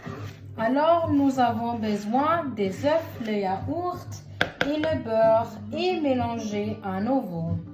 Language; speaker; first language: French; non-native, learner; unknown